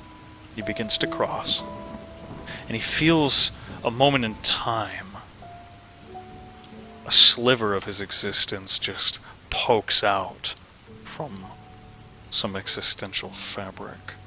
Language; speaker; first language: English; native; English